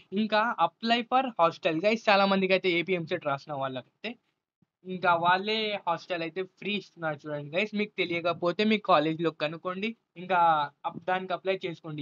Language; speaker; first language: Telugu; non-native, local second language; Urdu